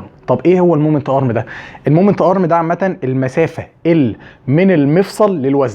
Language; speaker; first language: Arabic; native; Arabic